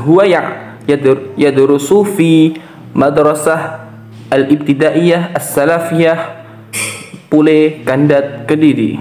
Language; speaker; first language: Arabic; non-native, learner; Indonesian